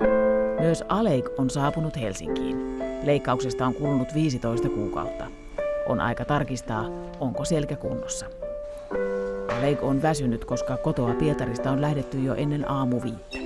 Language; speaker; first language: Finnish; native; Finnish